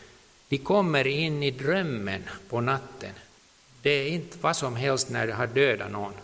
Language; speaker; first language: Swedish; non-native, local second language; Finnish